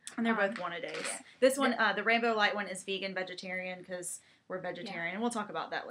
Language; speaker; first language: English; native; English